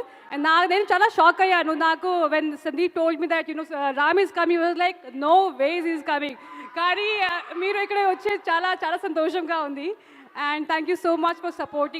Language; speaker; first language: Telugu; non-native, fluent; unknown